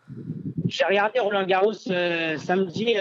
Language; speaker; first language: French; non-native, learner; Albanian